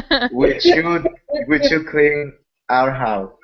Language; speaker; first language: English; non-native, learner; Spanish